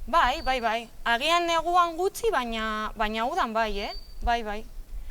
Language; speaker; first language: Basque; non-native, local second language; Spanish